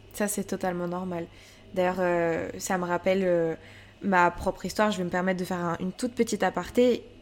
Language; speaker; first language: French; native; French